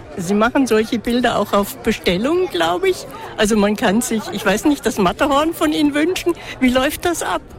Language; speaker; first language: German; native; German